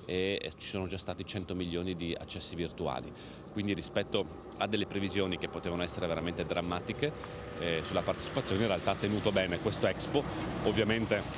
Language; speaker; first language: Italian; native; Italian